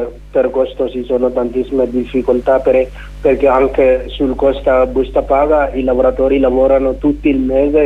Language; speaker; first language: Italian; non-native, learner; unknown